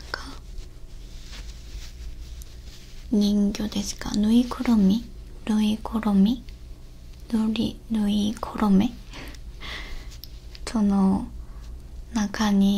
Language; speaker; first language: Japanese; non-native, learner; Korean